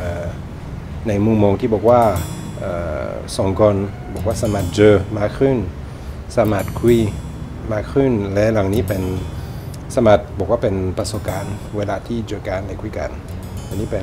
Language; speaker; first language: Thai; non-native, learner; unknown